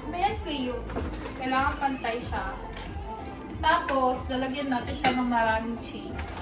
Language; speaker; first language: Filipino; native; Filipino